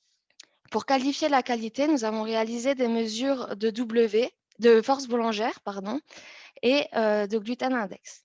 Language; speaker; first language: French; native; French